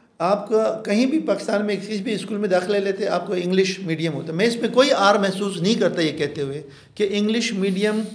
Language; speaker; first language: Urdu; non-native, local second language; Pashto